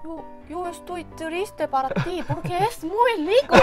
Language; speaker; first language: Spanish; non-native, learner; Korean